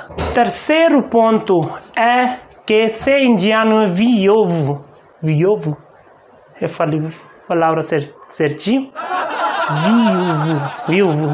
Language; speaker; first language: Portuguese; non-native, learner; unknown